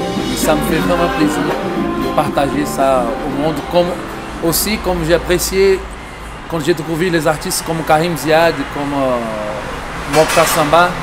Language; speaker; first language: French; non-native, fluent; Portuguese